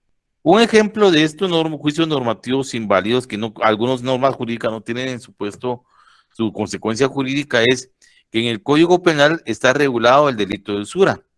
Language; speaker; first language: Spanish; native; Spanish